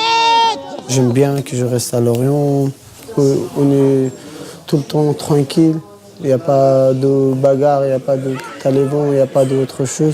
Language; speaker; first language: French; non-native, learner; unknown